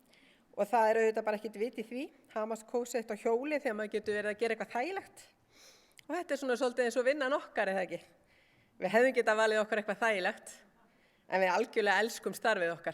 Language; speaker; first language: Icelandic; native; Icelandic